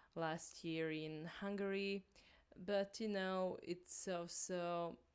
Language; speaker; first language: English; non-native, learner; Hungarian